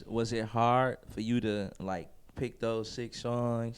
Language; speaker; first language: English; native; English